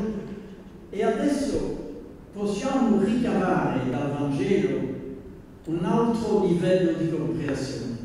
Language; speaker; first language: Italian; non-native, fluent; Dutch